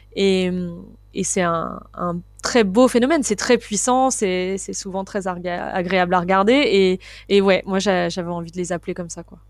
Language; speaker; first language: French; native; French